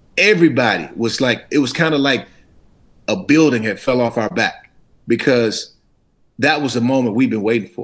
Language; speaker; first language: English; native; English